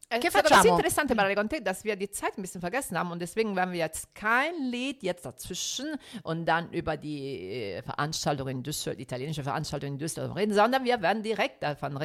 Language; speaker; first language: German; non-native, fluent; Italian